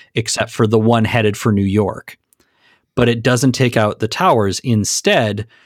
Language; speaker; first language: English; native; English